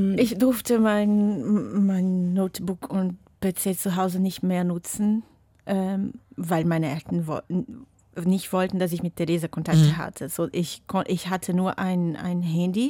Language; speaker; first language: German; non-native, fluent; Portuguese